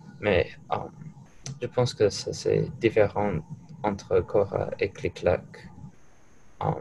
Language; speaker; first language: French; non-native, learner; English